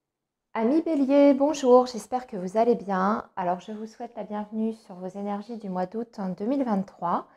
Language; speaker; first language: French; native; French